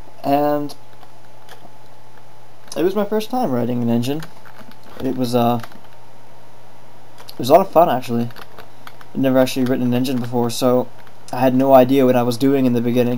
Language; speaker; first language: English; native; English